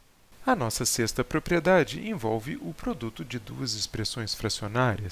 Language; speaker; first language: Portuguese; native; Portuguese